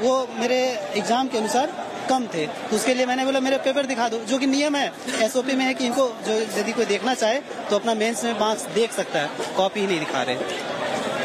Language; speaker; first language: Hindi; non-native, local second language; Magahi